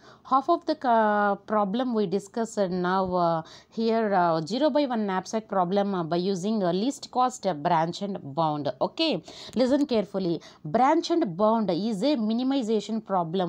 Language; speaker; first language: English; non-native, local second language; Telugu